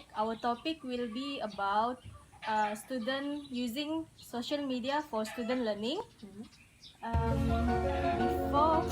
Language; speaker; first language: English; non-native, learner; Malay